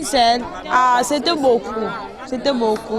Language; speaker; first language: French; non-native, local second language; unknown